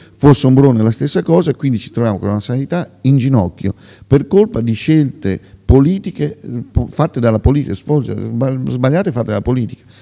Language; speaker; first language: Italian; native; Italian